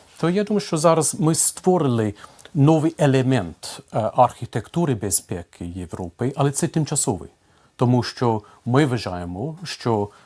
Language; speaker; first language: Ukrainian; non-native, fluent; English